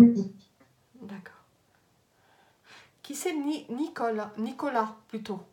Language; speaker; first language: French; native; French